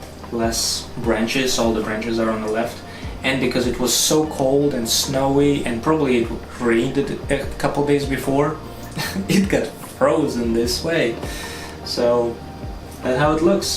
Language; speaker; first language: English; non-native, fluent; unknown